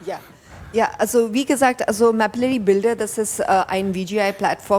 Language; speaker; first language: German; non-native, fluent; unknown